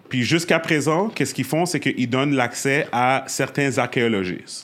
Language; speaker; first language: French; native; French